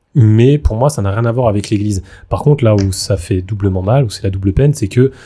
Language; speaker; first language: French; native; French